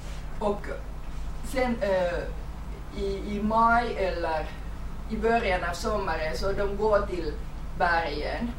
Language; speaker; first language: Swedish; non-native, fluent; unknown